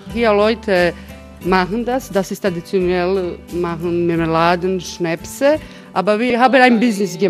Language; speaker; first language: German; non-native, learner; Croatian